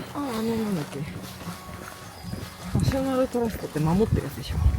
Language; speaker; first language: Japanese; native; Japanese